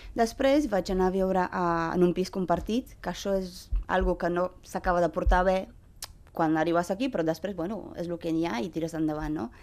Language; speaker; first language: Catalan; non-native, fluent; Romanian